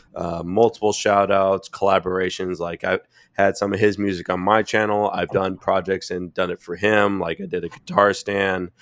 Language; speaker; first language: English; native; English